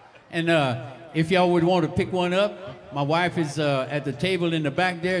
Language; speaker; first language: English; native; English